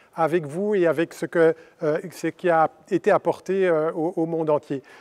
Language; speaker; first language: French; native; French